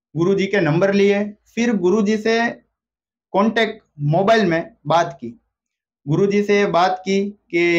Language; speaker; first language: Hindi; non-native, local second language; Gujarati